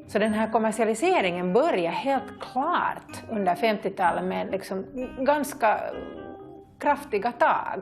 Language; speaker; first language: Swedish; native; Swedish